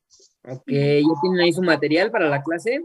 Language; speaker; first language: Spanish; native; Spanish